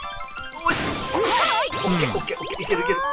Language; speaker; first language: Japanese; native; Japanese